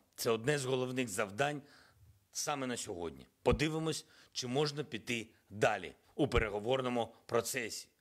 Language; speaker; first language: Ukrainian; non-native, local second language; Russian